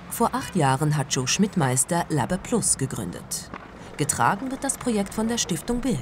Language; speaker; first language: German; native; German